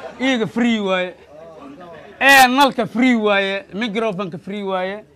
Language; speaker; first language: Somali; native; Somali